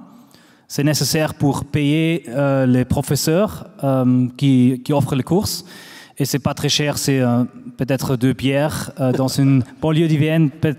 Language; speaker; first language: French; non-native, fluent; German